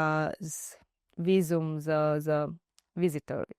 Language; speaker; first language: Slovenian; non-native, learner; Divehi